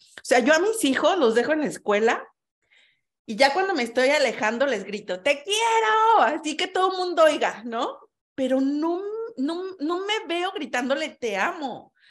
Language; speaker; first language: Spanish; native; Spanish